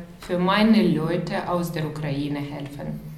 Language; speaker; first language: German; non-native, learner; Ukrainian